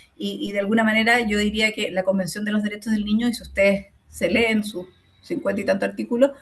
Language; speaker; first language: Spanish; native; Spanish